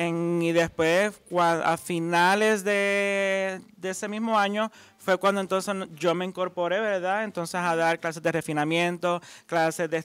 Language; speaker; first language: Spanish; native; Spanish